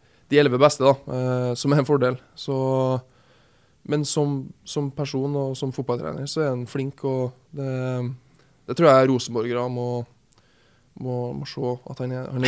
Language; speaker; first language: Norwegian; native; Norwegian